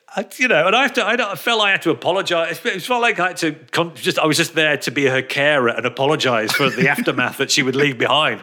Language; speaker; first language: English; native; English